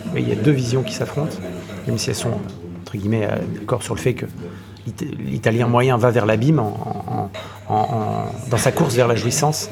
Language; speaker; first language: French; native; French